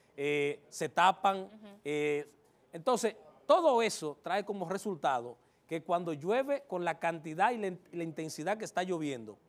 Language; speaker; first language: Spanish; native; Spanish